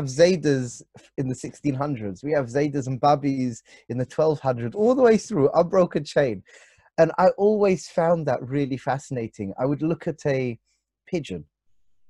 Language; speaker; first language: English; native; English